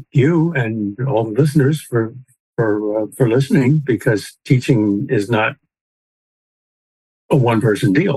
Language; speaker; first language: English; native; English